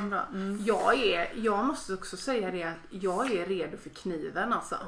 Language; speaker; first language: Swedish; native; Swedish